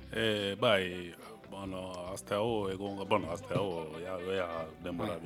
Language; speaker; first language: Basque; non-native, learner; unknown